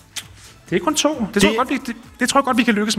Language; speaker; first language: Danish; native; Danish